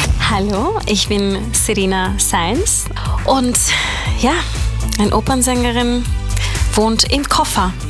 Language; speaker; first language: German; non-native, fluent; Spanish